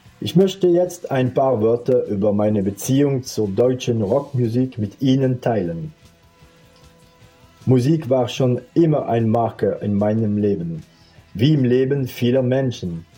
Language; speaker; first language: German; non-native, fluent; French